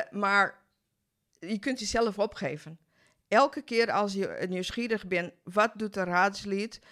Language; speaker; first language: Dutch; non-native, fluent; Portuguese